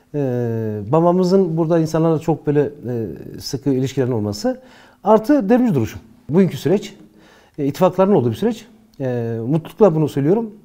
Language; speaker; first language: Turkish; non-native, local second language; Zaza